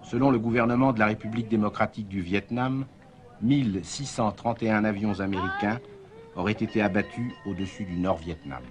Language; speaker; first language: French; native; French